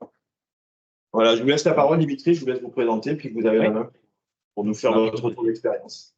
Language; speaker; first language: French; native; French